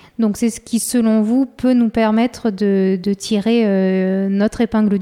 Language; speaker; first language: French; native; French